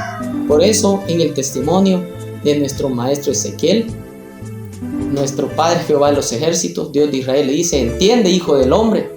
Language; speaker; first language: Spanish; native; Spanish